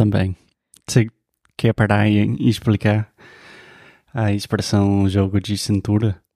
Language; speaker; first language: Portuguese; non-native, fluent; English